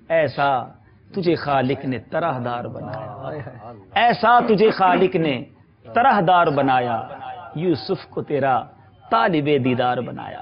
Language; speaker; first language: Urdu; native; Urdu